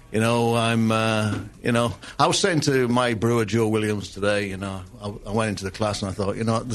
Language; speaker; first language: English; native; English